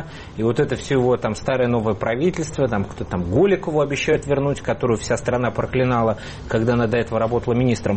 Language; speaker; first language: Russian; native; Russian